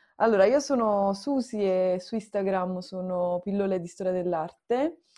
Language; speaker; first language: Italian; native; Italian